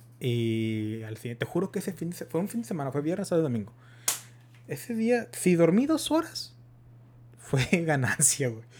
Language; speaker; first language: Spanish; early bilingual, heritage; Spanish